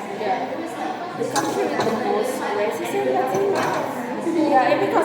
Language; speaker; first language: English; non-native, learner; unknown